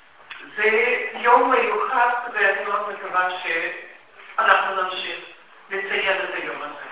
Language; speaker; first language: Hebrew; non-native, fluent; Russian